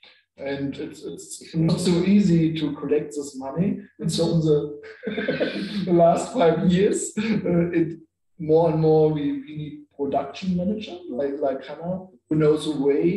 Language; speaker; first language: English; non-native, learner; German